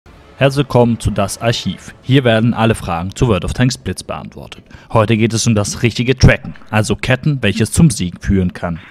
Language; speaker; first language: German; native; German